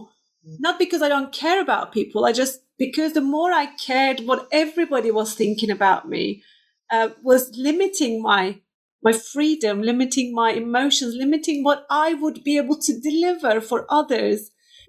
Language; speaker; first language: English; non-native, fluent; Turkish